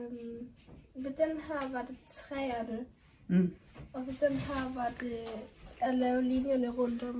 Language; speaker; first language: Danish; native; Danish